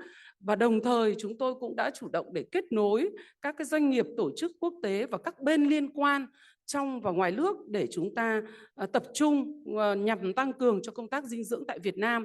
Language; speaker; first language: Vietnamese; native; Vietnamese